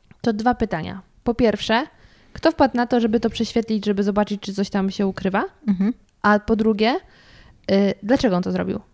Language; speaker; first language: Polish; native; Polish